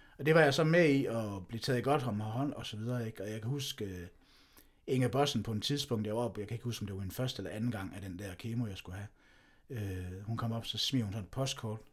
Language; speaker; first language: Danish; native; Danish